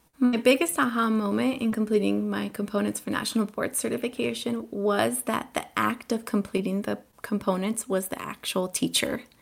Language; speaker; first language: English; early bilingual, other home language; Spanish